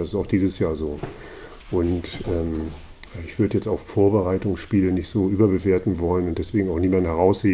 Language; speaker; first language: German; native; German